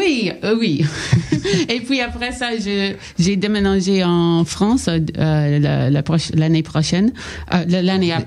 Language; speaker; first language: French; non-native, local second language; English